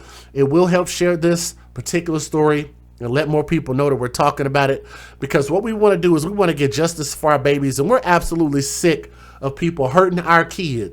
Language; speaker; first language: English; native; English